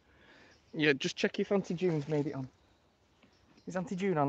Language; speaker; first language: English; native; English